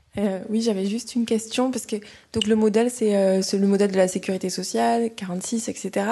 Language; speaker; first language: French; non-native, fluent; Bini